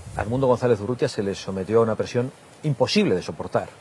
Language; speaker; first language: Spanish; native; Spanish